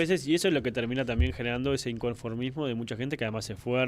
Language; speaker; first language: Spanish; native; Spanish